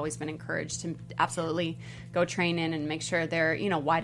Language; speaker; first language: English; native; English